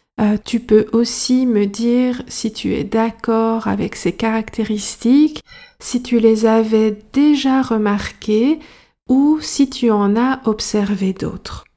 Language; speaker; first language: French; native; French